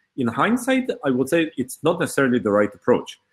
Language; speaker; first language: English; early bilingual, other home language; Hebrew